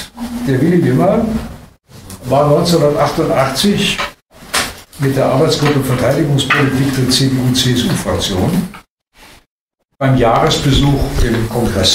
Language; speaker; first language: German; native; German